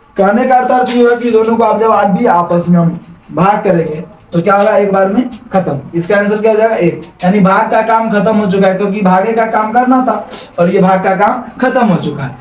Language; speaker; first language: Hindi; native; Hindi